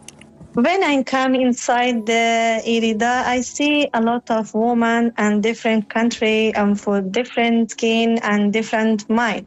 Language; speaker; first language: English; non-native, learner; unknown